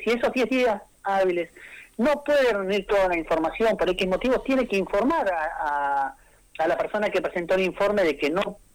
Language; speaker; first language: Spanish; native; Spanish